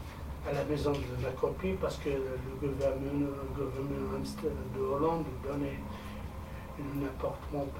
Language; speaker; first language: French; non-native, fluent; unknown